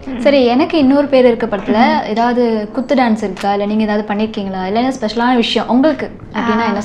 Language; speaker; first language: Tamil; native; Tamil